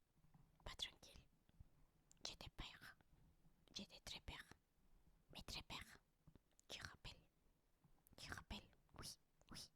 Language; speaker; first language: French; non-native, learner; Spanish